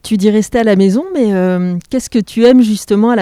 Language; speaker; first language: French; native; French